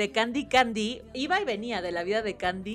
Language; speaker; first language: Spanish; native; Spanish